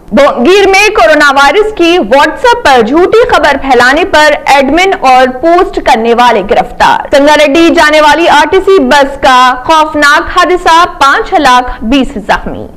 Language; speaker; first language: Urdu; native; Urdu